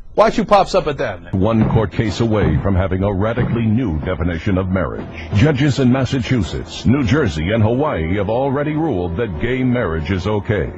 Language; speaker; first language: English; native; English